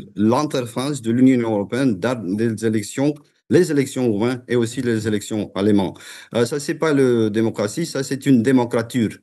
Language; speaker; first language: French; non-native, fluent; Romanian